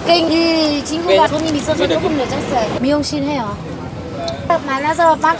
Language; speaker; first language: Korean; non-native, learner; Vietnamese